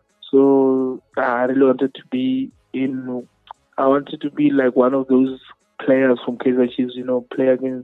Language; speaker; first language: English; non-native, local second language; Northern Sotho